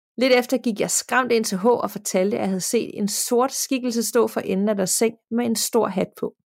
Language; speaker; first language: Danish; native; Danish